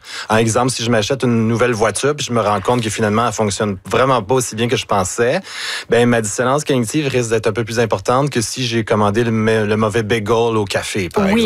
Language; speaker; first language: French; native; French